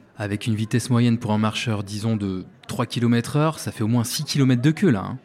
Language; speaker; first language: French; native; French